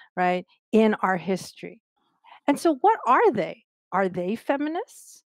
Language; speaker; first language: English; native; English